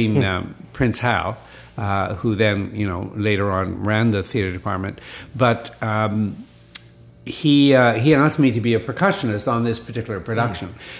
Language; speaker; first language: English; native; English